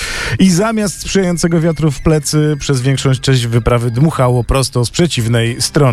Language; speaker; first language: Polish; native; Polish